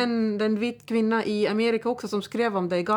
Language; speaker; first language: Swedish; non-native, fluent; Arabic